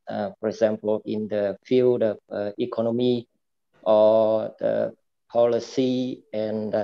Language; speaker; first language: English; non-native, fluent; Vietnamese